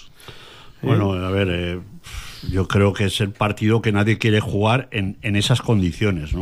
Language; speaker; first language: Spanish; native; Spanish